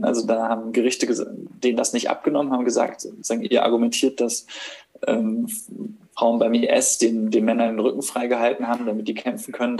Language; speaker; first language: German; native; German